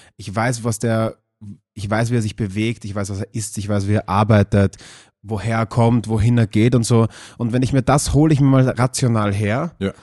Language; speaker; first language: German; native; German